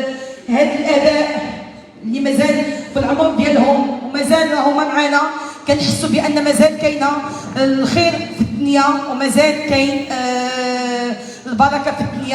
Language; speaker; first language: Arabic; native; Arabic